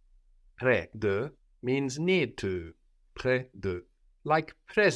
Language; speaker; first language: French; non-native, fluent; English